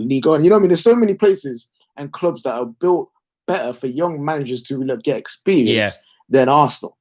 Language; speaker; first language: English; native; English